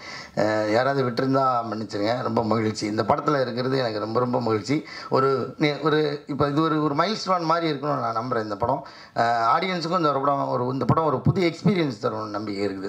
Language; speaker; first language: Tamil; native; Tamil